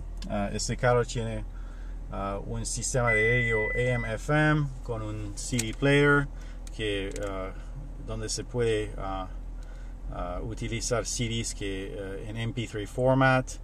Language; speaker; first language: Spanish; non-native, learner; French